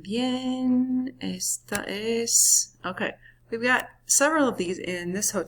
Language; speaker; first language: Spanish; non-native, fluent; English